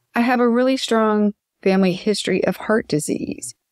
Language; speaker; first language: English; native; English